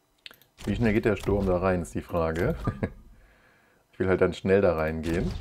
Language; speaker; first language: German; native; German